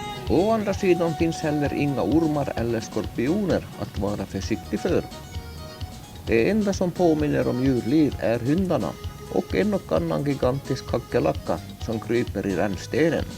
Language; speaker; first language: Swedish; native; Swedish